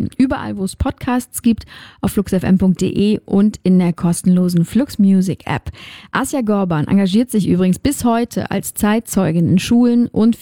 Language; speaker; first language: German; native; German